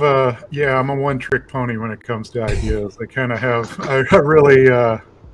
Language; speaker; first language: English; native; English